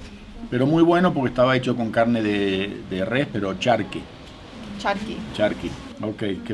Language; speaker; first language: Spanish; native; Spanish